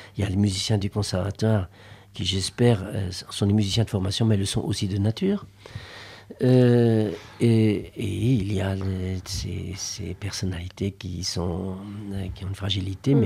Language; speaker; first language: French; native; French